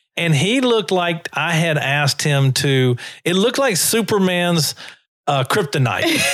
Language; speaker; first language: English; native; English